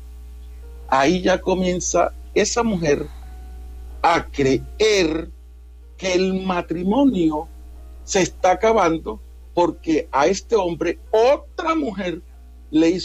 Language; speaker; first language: Spanish; native; Spanish